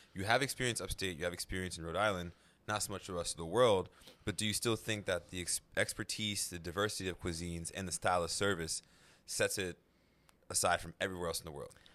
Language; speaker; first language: English; native; English